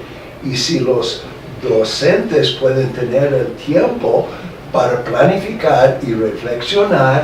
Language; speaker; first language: Spanish; non-native, fluent; English